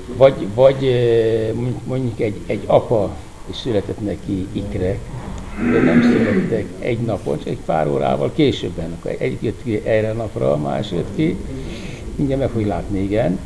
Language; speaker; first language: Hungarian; non-native, fluent; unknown